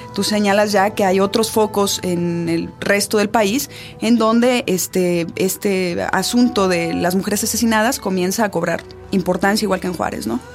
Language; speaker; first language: Spanish; native; Spanish